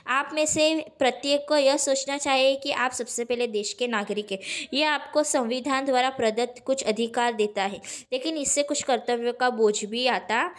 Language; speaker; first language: Hindi; non-native, local second language; Gujarati